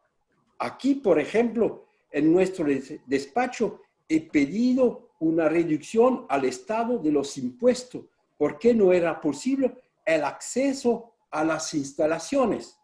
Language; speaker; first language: Spanish; non-native, fluent; French